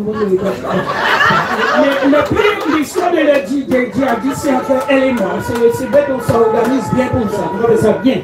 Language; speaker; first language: French; native; French